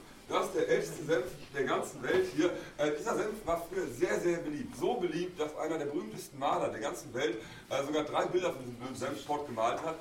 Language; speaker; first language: German; native; German